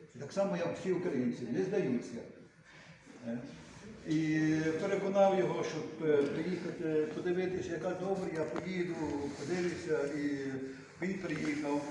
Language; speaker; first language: Ukrainian; early bilingual, heritage; Ukrainian